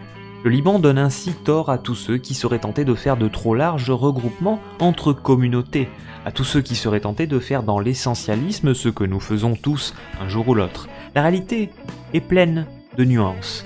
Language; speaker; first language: French; native; French